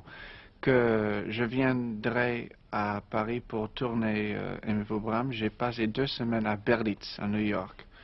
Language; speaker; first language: French; non-native, learner; English